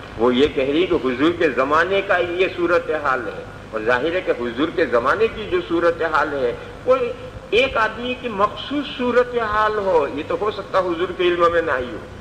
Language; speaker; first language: Urdu; non-native, local second language; Gujarati